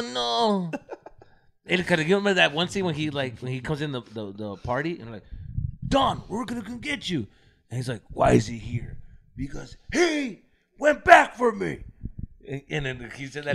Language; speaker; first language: English; early bilingual, other home language; Spanish